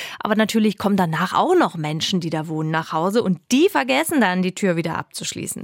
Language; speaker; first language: German; native; German